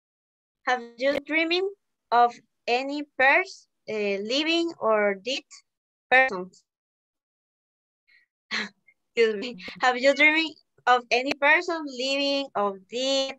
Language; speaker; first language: English; non-native, learner; Spanish